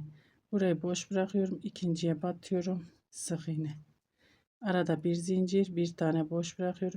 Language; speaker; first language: Turkish; native; Turkish